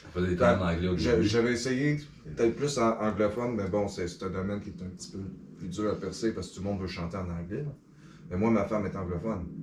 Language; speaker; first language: French; native; French